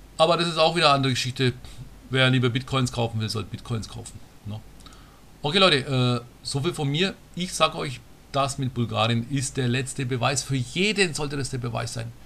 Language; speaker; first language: German; early bilingual, other home language; Turkish